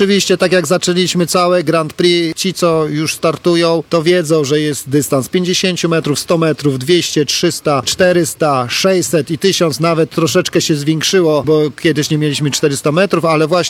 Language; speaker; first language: Polish; native; Polish